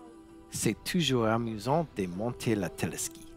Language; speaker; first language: French; non-native, learner; English